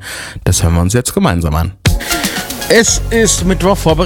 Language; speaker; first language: German; native; German